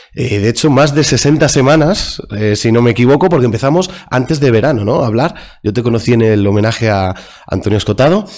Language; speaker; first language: Spanish; native; Spanish